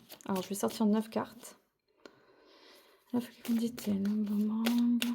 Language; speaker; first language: French; native; French